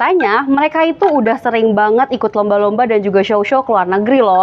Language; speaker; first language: Indonesian; native; Indonesian